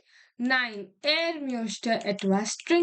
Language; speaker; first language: German; non-native, learner; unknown